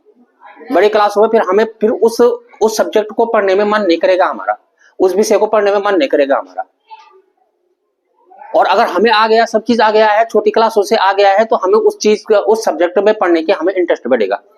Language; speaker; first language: Hindi; native; Hindi